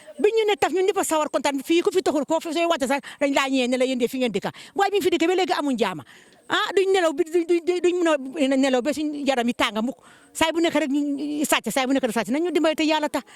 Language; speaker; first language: Wolof; native; Wolof